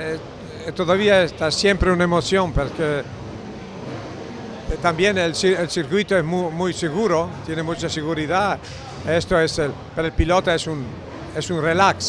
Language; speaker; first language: Spanish; non-native, fluent; Italian